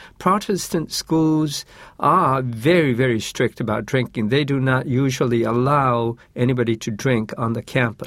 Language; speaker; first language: English; non-native, fluent; Japanese